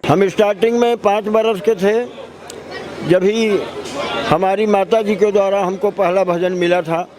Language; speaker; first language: Hindi; native; Hindi